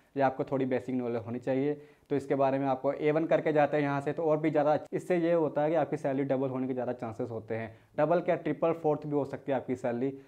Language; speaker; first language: Hindi; native; Hindi